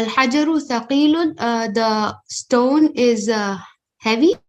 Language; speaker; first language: English; non-native, learner; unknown